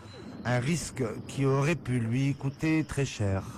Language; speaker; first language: French; non-native, local second language; Arabic